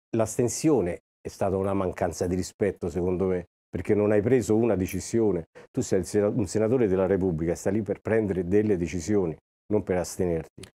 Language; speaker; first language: Italian; native; Italian